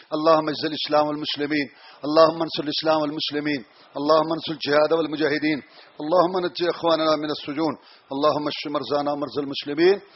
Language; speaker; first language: Urdu; non-native, local second language; Punjabi